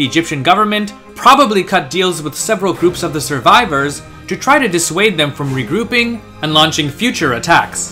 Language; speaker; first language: English; native; English